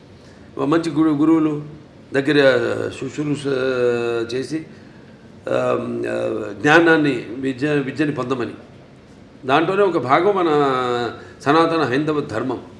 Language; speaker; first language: Telugu; native; Telugu